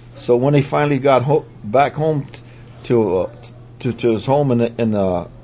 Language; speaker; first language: English; native; English